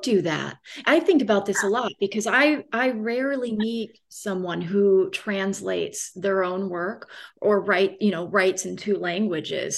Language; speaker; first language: English; native; English